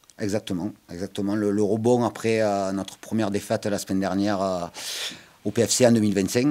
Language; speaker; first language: French; native; French